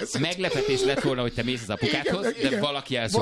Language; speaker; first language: Hungarian; native; Hungarian